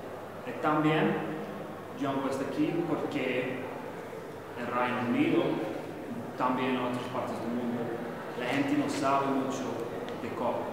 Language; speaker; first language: Portuguese; non-native, learner; Spanish